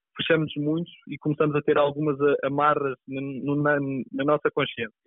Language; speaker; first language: Portuguese; native; Portuguese